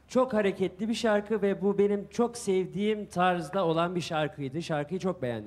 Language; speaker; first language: Turkish; native; Turkish